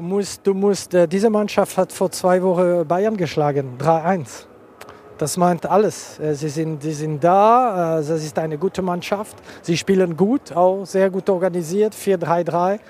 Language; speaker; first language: German; non-native, local second language; French